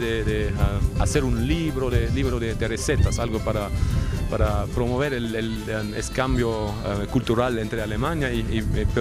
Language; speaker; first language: Spanish; non-native, fluent; German